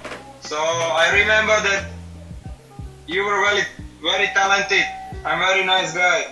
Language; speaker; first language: English; non-native, fluent; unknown